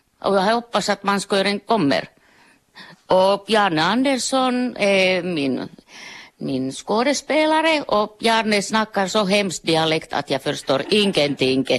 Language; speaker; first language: Swedish; non-native, local second language; Finnish